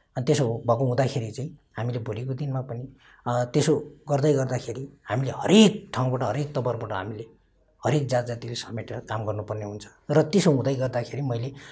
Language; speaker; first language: Nepali; non-native, local second language; Eastern Tamang